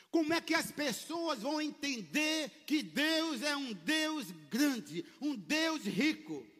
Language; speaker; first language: Portuguese; native; Portuguese